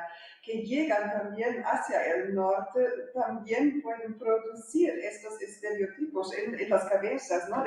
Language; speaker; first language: Spanish; non-native, fluent; German